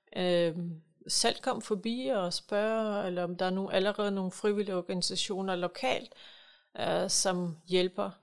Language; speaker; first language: Danish; non-native, fluent; Ukrainian